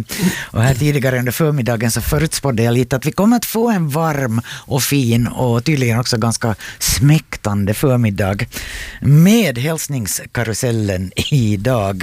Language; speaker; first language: Swedish; native; Swedish